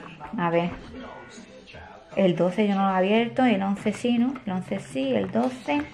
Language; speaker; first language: Spanish; native; Spanish